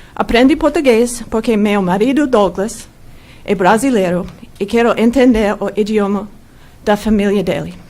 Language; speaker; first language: Portuguese; non-native, learner; English